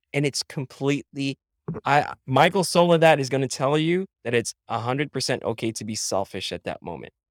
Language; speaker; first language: English; non-native, local second language; Filipino